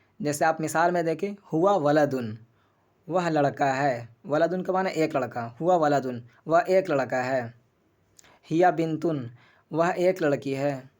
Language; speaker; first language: Urdu; native; Urdu